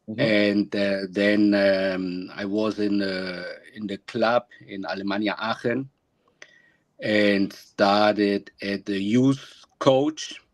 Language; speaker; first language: English; non-native, learner; German